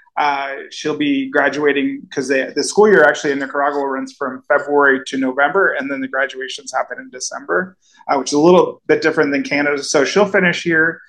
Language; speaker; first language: English; native; English